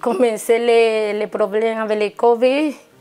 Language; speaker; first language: French; non-native, learner; Spanish